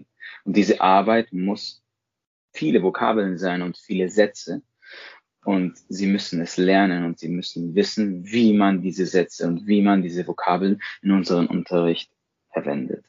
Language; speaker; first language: German; non-native, fluent; Spanish